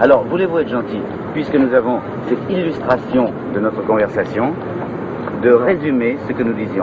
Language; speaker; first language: French; native; French